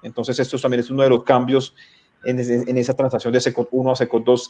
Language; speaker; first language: Spanish; native; Spanish